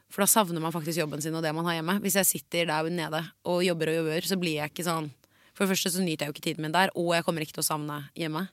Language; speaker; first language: Norwegian; native; Norwegian